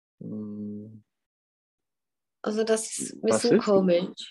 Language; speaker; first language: German; non-native, fluent; Czech